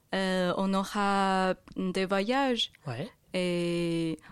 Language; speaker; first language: French; non-native, fluent; Chinese